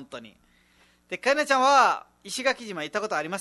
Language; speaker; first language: Japanese; non-native, fluent; Nepali